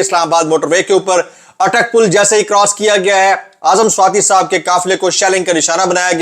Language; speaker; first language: Urdu; native; Urdu